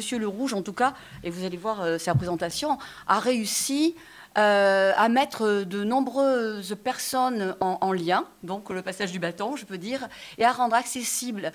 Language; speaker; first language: French; native; French